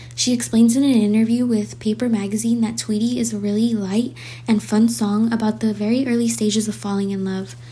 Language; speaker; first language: English; early bilingual, other home language; Spanish